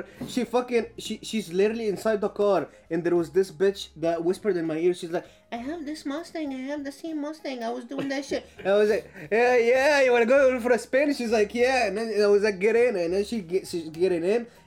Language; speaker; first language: English; non-native, fluent; Arabic